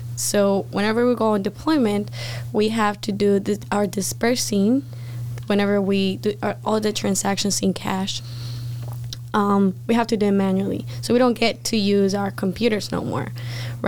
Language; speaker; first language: English; non-native, fluent; Spanish